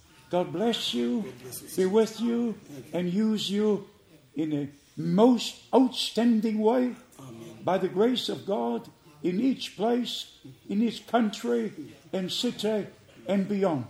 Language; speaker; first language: English; non-native, fluent; German